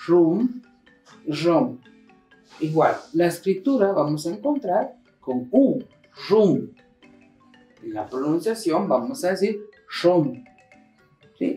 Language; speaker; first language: Spanish; non-native, local second language; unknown